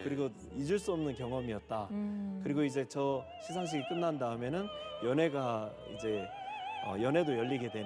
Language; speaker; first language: Korean; native; Korean